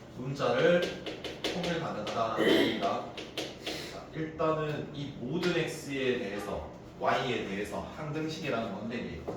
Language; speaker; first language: Korean; native; Korean